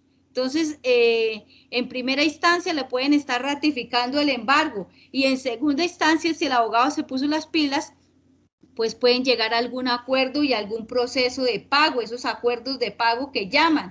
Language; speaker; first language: Spanish; native; Spanish